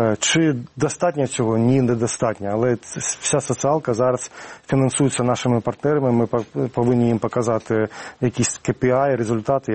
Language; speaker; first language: Ukrainian; non-native, local second language; Russian